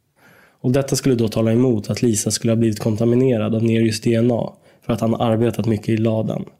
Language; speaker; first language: Swedish; native; Swedish